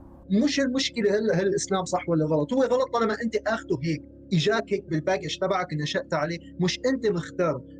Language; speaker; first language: Arabic; native; Arabic